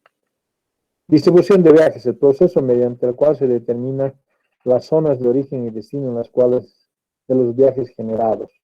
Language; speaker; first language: Spanish; native; Spanish